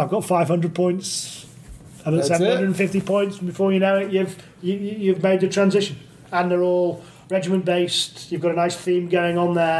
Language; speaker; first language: English; native; English